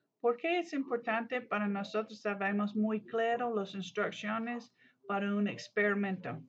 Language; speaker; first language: Spanish; non-native, learner; English